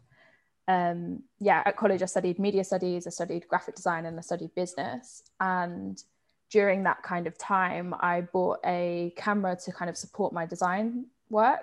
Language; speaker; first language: English; native; English